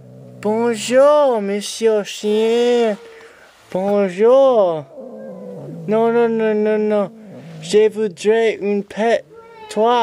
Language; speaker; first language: French; non-native, learner; English